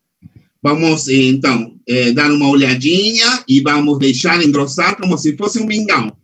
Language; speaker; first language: Portuguese; non-native, fluent; Spanish